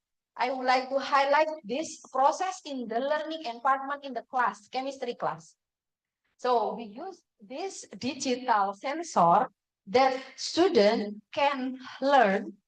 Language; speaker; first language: English; non-native, fluent; Indonesian